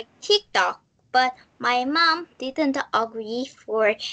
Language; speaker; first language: English; non-native, learner; Korean